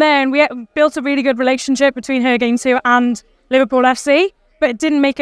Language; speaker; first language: English; native; English